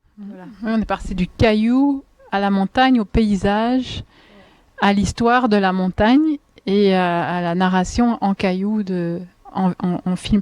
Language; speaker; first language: French; native; French